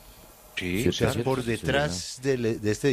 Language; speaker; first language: Spanish; native; Spanish